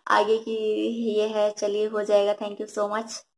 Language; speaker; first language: Hindi; native; Hindi